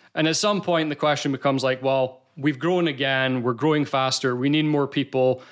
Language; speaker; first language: English; native; English